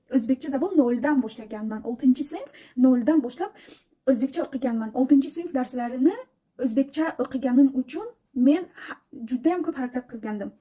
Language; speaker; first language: Uzbek; non-native, fluent; Tajik